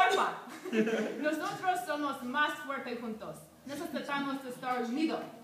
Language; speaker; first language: Spanish; non-native, learner; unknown